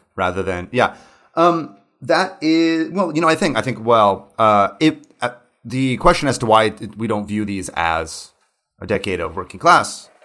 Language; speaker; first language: English; native; English